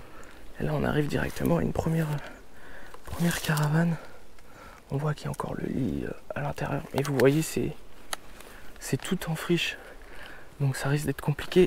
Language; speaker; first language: French; native; French